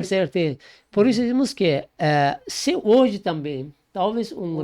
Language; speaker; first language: Portuguese; non-native, learner; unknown